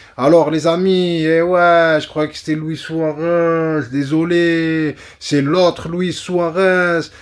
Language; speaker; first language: French; native; French